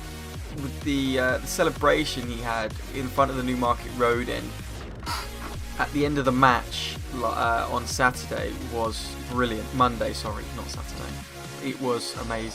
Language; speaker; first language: English; native; English